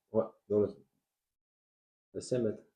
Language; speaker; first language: French; non-native, learner; Dutch